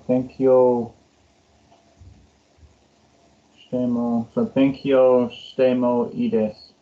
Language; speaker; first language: Japanese; non-native, learner; English